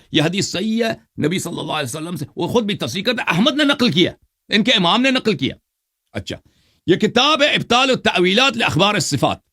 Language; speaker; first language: Urdu; non-native, fluent; Persian